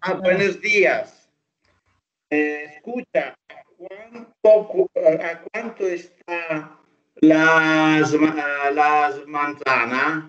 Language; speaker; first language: Spanish; non-native, learner; Italian